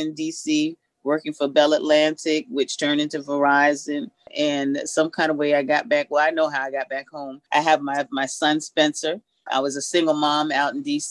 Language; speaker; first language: English; native; English